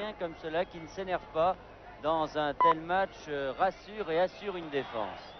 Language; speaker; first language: French; native; French